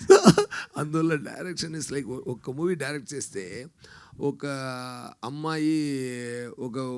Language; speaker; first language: Telugu; non-native, fluent; Tamil